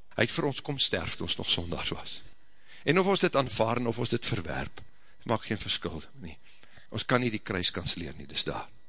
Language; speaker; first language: Afrikaans; native; Afrikaans